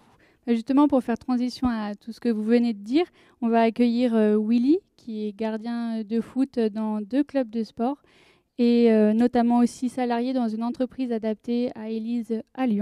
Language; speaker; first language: French; native; French